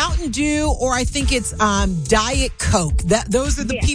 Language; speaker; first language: English; native; English